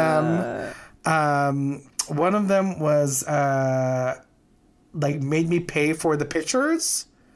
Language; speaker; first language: English; non-native, local second language; Filipino